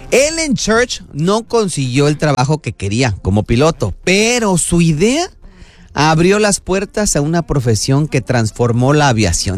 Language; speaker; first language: Spanish; native; Spanish